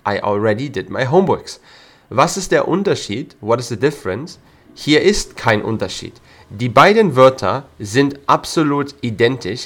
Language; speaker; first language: German; native; German